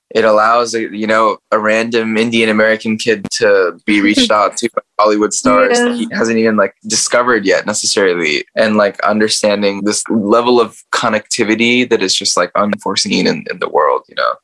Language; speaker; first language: English; native; English